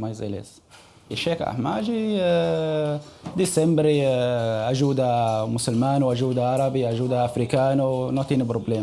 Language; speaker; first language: Portuguese; non-native, learner; Arabic